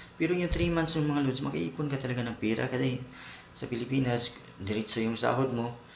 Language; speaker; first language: Filipino; non-native, local second language; Cebuano